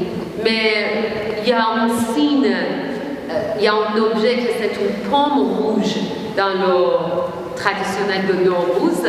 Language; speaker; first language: French; non-native, learner; Persian